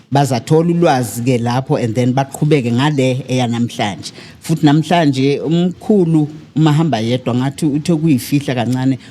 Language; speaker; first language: Zulu; native; Zulu